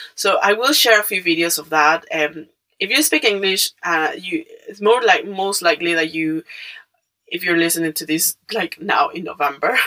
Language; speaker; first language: English; non-native, fluent; Spanish